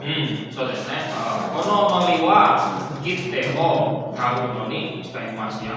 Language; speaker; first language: Japanese; non-native, fluent; Indonesian